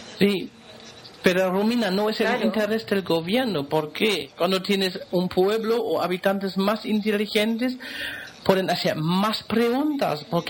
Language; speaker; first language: Spanish; non-native, fluent; German